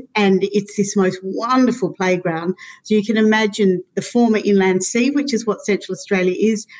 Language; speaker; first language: English; native; English